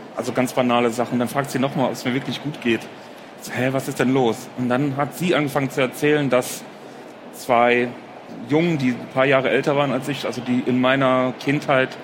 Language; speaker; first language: German; early bilingual, other home language; Polish